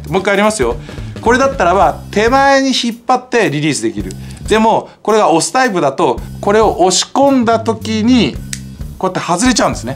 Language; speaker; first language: Japanese; native; Japanese